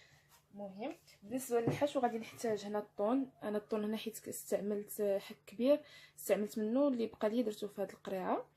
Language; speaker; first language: Arabic; native; Arabic